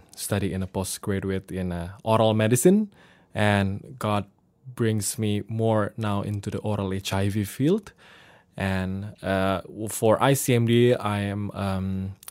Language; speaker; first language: English; non-native, fluent; Indonesian